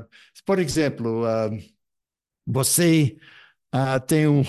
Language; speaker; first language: Portuguese; non-native, fluent; English